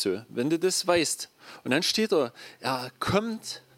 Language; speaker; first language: German; native; German